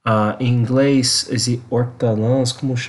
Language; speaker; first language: Portuguese; non-native, learner; English